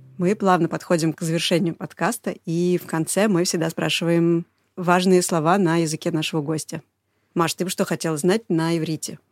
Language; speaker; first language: Russian; native; Russian